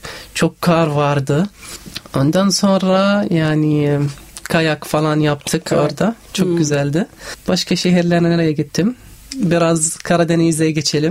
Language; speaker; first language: Turkish; non-native, fluent; Arabic